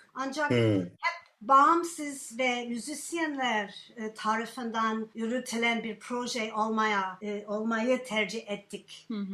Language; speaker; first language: Turkish; non-native, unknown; English